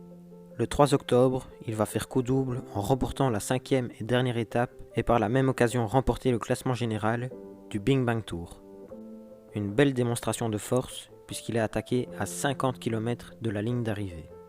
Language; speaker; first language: French; native; French